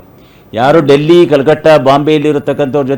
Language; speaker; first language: Kannada; native; Kannada